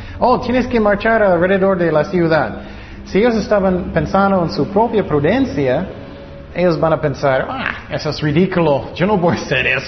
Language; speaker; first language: Spanish; non-native, fluent; English